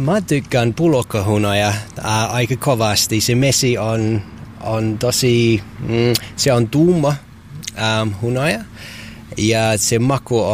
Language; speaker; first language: Finnish; non-native, learner; English